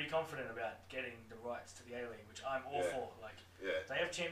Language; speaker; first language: English; native; English